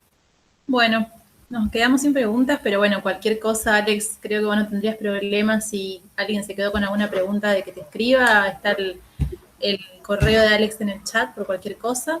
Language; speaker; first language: Spanish; native; Spanish